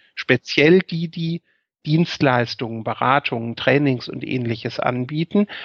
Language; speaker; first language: German; native; German